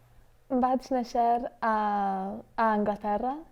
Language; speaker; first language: Catalan; non-native, fluent; English